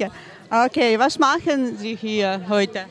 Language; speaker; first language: German; non-native, learner; Ukrainian